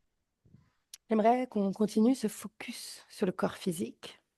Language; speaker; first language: French; native; French